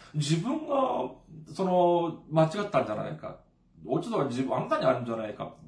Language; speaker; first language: Japanese; non-native, fluent; Korean